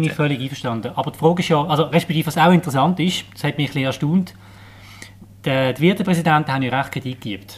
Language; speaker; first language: German; native; German